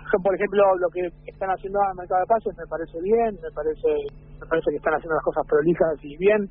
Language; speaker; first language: Spanish; native; Spanish